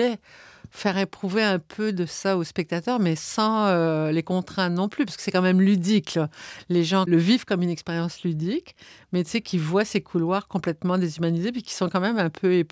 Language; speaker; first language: French; native; French